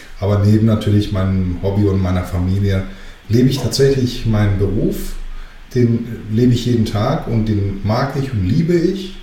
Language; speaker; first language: German; early bilingual, other home language; Greek